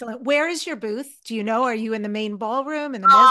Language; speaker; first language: English; native; English